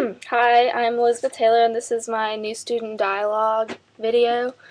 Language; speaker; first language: English; native; English